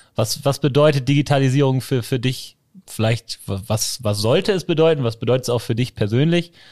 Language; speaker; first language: German; native; German